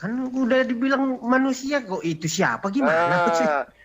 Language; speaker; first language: Indonesian; native; Indonesian